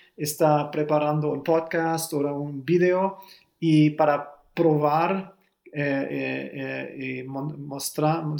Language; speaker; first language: Spanish; non-native, learner; German